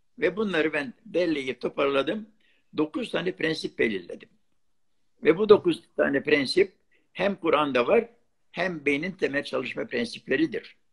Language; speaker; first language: Turkish; non-native, local second language; Arabic